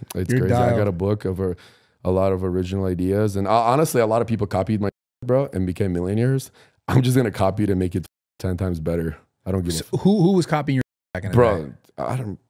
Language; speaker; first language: English; non-native, fluent; Ukrainian